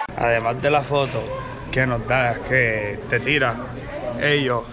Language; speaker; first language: Spanish; native; Spanish